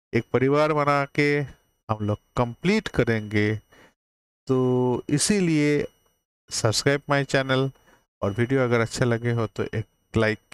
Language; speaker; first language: Hindi; native; Hindi